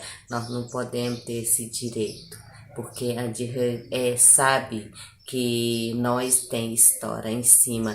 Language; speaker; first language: Portuguese; non-native, local second language; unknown